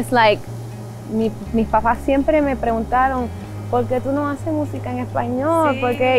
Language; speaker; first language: Spanish; early bilingual, other home language; English